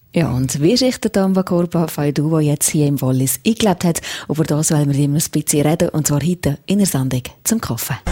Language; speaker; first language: German; native; German